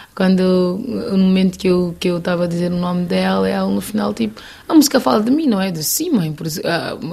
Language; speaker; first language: Portuguese; non-native, local second language; Kabuverdianu